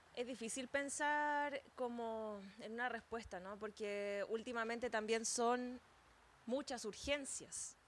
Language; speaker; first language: Spanish; native; Spanish